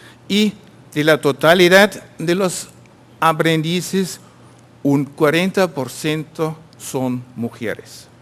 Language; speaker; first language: Spanish; non-native, fluent; German